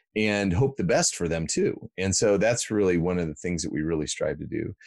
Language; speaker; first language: English; native; English